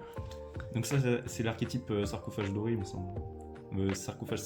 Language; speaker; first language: French; native; French